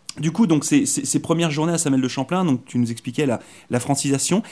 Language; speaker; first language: French; native; French